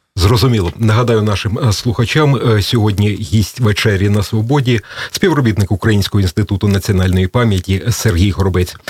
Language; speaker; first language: Ukrainian; native; Ukrainian